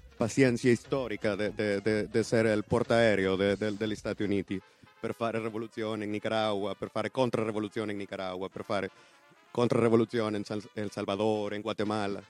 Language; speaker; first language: Italian; non-native, learner; Spanish